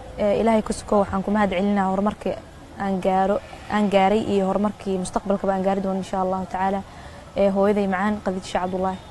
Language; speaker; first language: Somali; early bilingual, heritage; Somali